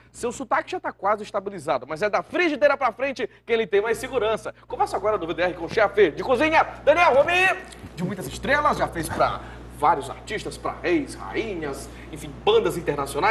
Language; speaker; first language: Portuguese; native; Portuguese